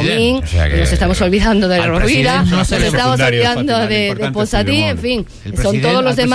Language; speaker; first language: Spanish; native; Spanish